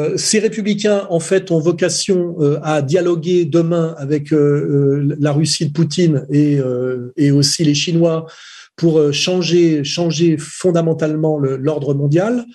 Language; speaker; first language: French; native; French